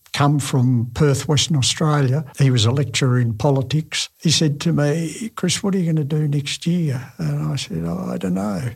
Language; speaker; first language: English; native; English